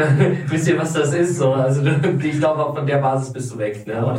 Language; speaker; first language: German; native; German